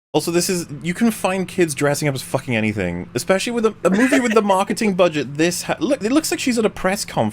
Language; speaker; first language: English; native; English